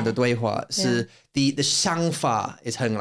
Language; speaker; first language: Chinese; non-native, learner; English